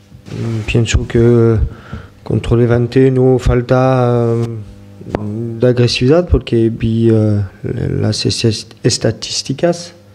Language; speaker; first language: Spanish; non-native, fluent; French